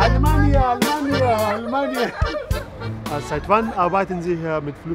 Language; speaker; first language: German; non-native, learner; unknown